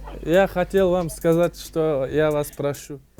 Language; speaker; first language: Russian; non-native, local second language; Kazakh